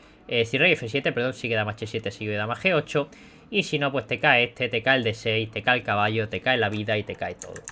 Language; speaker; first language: Spanish; native; Spanish